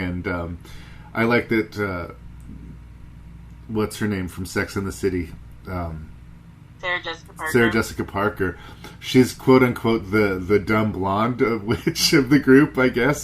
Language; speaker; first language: English; native; English